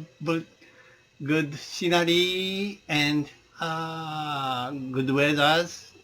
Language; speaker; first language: English; non-native, learner; Japanese